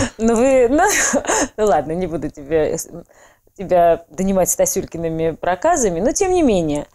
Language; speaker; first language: Russian; non-native, local second language; Georgian